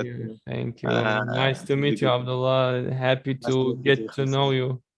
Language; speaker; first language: English; non-native, learner; Chechen